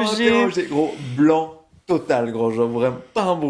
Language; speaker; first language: French; native; French